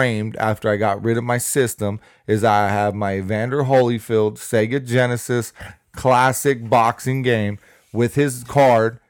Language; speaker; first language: English; native; English